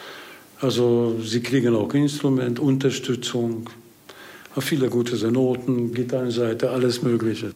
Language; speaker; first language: German; non-native, learner; Hungarian